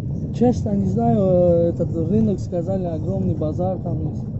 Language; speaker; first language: Russian; non-native, fluent; Tajik